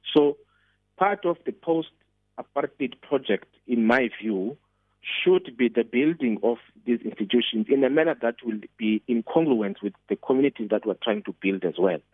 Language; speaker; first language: English; non-native, local second language; Xhosa